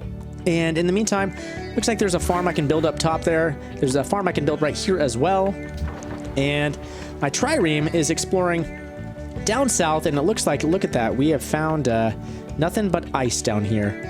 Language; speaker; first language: English; native; English